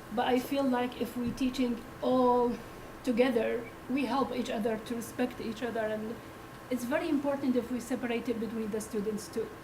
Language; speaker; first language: English; non-native, learner; Arabic